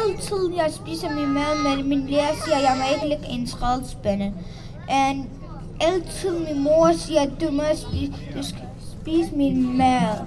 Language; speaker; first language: Danish; early bilingual, other home language; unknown